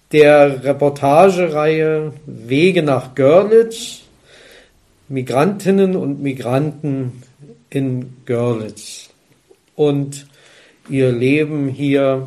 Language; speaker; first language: German; native; German